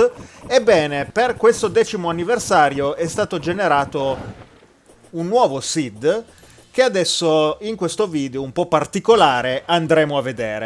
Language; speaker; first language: Italian; native; Italian